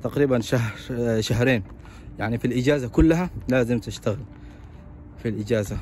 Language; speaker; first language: Arabic; non-native, local second language; Somali